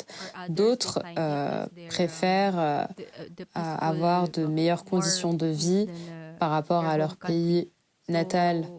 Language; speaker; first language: French; non-native, fluent; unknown